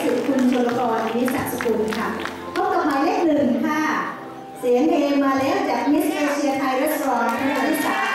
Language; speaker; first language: Thai; native; Thai